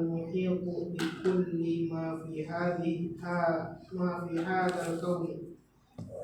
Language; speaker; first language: Arabic; non-native, learner; Indonesian